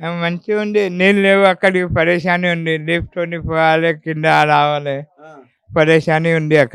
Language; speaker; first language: Telugu; non-native, local second language; Urdu